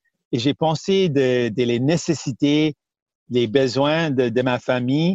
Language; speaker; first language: French; non-native, local second language; Punjabi